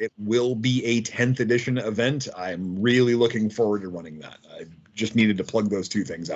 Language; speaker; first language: English; native; English